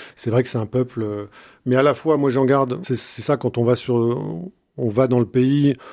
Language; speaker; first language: French; native; French